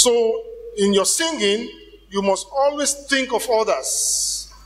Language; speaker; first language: English; non-native, local second language; Yoruba